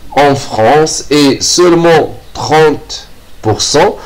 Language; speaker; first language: French; non-native, local second language; Arabic